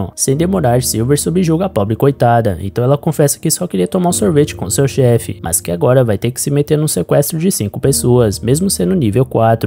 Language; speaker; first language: Portuguese; native; Portuguese